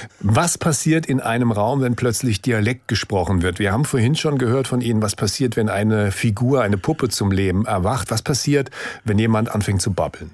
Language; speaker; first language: German; native; German